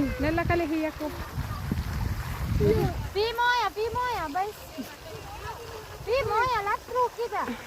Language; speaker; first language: Arabic; non-native, learner; Filipino